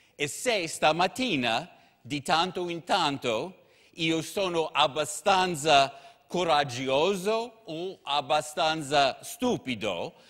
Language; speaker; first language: Italian; non-native, learner; English